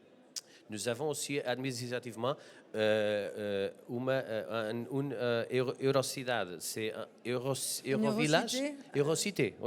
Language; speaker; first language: French; non-native, learner; Portuguese